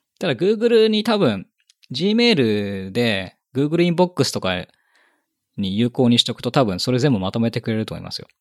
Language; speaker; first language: Japanese; native; Japanese